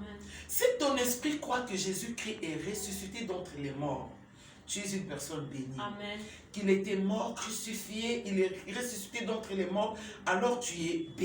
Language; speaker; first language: French; non-native, local second language; Lingala